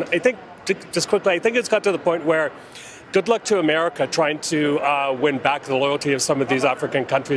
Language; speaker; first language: English; native; English